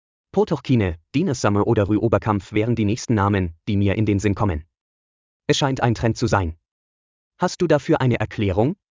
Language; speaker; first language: German; native; German